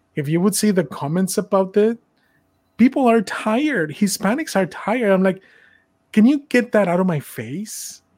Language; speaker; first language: English; non-native, fluent; Spanish